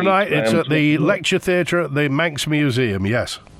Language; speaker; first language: English; native; English